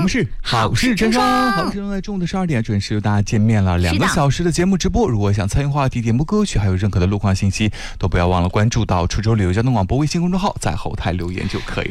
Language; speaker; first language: Chinese; native; Chinese